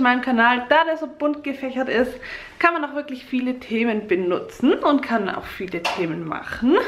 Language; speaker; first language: German; native; German